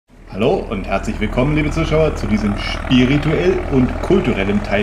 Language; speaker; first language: German; native; German